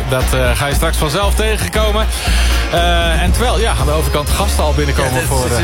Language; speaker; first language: Dutch; native; Dutch